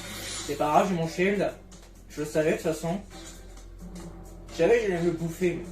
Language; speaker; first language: French; native; French